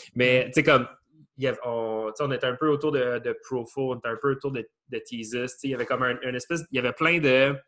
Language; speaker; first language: French; native; French